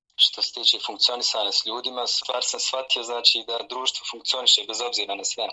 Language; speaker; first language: Bosnian; native; Bosnian